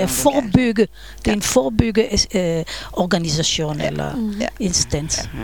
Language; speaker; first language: Danish; non-native, fluent; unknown